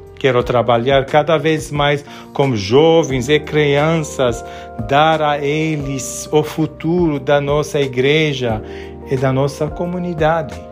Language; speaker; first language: Portuguese; non-native, fluent; Armenian